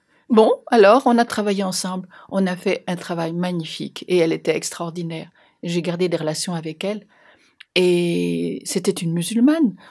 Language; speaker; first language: French; native; French